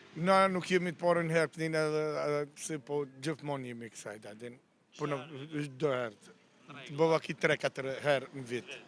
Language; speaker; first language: Albanian; native; Albanian